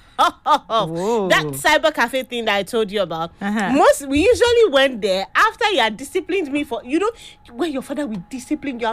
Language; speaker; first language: English; non-native, local second language; Yoruba